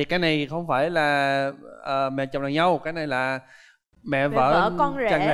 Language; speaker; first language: Vietnamese; non-native, fluent; English